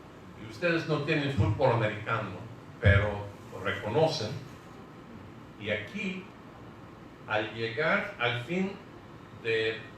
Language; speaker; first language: Spanish; non-native, fluent; English